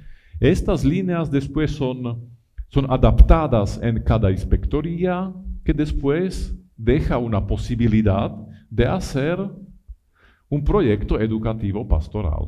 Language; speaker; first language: Spanish; non-native, fluent; Italian